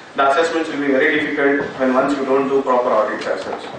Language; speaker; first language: English; non-native, local second language; Kannada